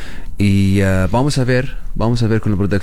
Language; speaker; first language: Spanish; non-native, learner; Arabic